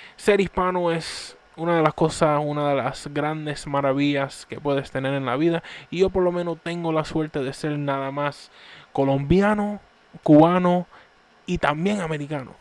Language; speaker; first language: Spanish; early bilingual, heritage; Spanish